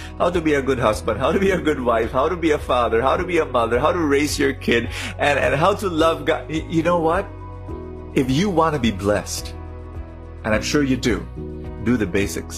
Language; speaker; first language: English; non-native, local second language; Filipino